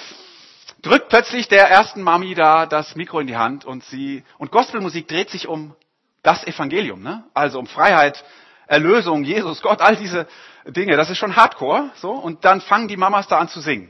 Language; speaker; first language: German; native; German